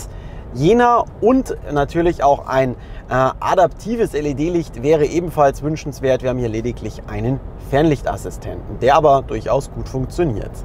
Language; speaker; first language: German; native; German